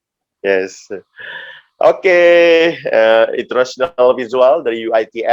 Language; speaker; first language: English; non-native, learner; Indonesian